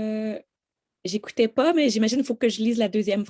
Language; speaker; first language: Haitian Creole; non-native, learner; French